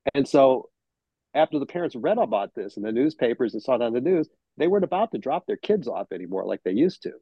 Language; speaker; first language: English; native; English